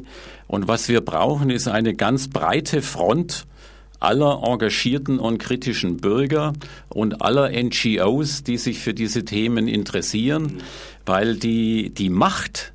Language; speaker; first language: German; native; German